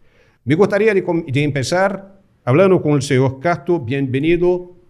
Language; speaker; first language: Spanish; non-native, fluent; Portuguese